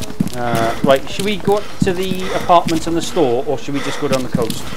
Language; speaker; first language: English; native; English